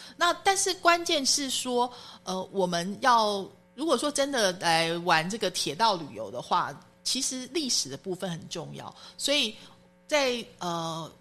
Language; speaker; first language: Chinese; native; Chinese